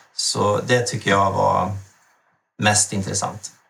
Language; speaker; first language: Swedish; native; Swedish